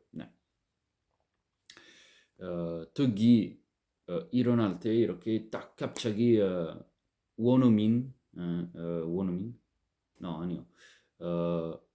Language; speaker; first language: Korean; non-native, learner; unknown